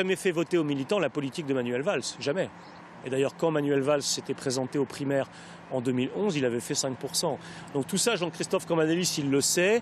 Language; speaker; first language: French; native; French